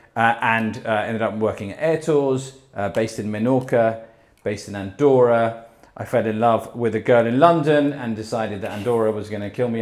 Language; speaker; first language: English; early bilingual, heritage; English